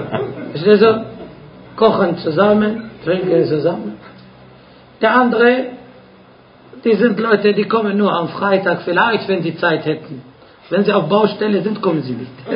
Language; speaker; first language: German; non-native, fluent; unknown